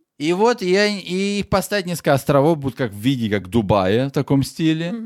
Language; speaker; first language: Russian; early bilingual, heritage; Russian